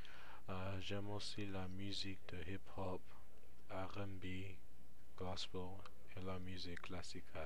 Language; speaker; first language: French; non-native, learner; English